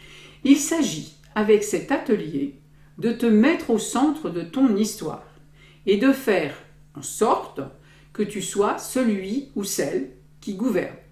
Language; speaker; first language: French; native; French